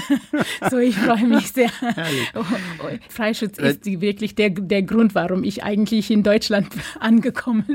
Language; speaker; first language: German; non-native, fluent; English